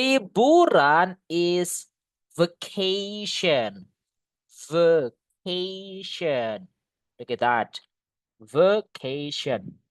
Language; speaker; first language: English; non-native, fluent; Indonesian